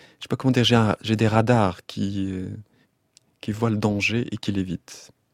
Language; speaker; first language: French; non-native, local second language; Arabic